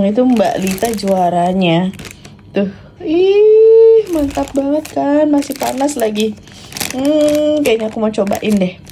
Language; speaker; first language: Indonesian; native; Indonesian